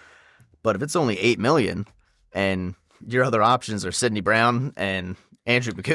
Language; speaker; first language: English; native; English